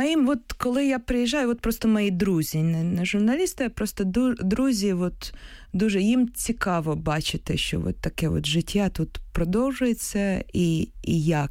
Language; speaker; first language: Ukrainian; non-native, fluent; English